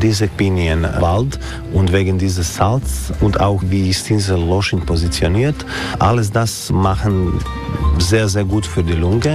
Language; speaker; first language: German; non-native, learner; Croatian